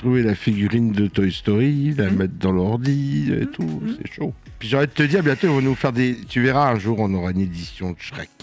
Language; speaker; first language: French; native; French